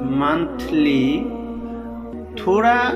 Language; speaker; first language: Hindi; non-native, local second language; Bangla